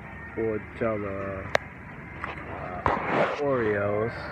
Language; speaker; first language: Chinese; non-native, learner; English